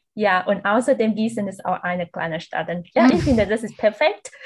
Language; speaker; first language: German; non-native, learner; Vietnamese